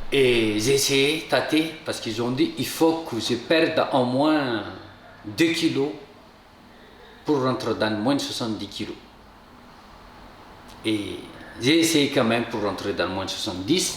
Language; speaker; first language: French; non-native, local second language; Malagasy